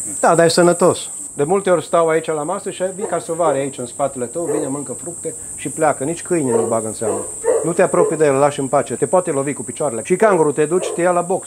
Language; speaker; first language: Romanian; native; Romanian